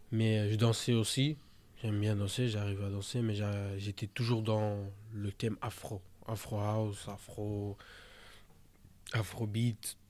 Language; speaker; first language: French; early bilingual, other home language; Portuguese